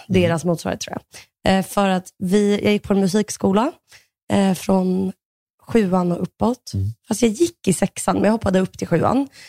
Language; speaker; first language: Swedish; early bilingual, other home language; Russian